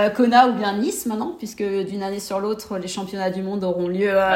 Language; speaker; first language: French; native; French